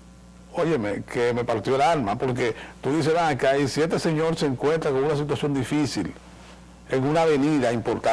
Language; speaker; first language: Spanish; native; Spanish